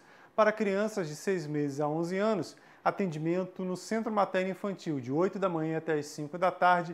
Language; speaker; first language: Portuguese; native; Portuguese